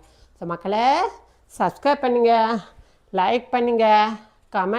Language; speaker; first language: Tamil; non-native, local second language; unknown